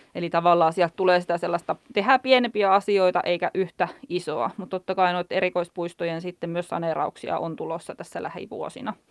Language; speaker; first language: Finnish; native; Finnish